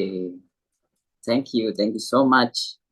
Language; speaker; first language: English; non-native, learner; Indonesian